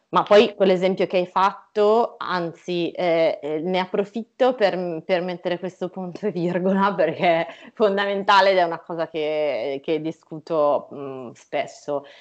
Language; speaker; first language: Italian; native; Italian